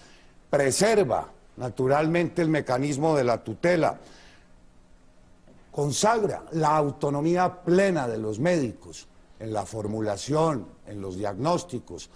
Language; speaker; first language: Spanish; native; Spanish